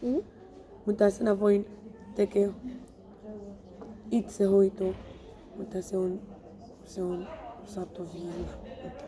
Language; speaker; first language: Finnish; non-native, learner; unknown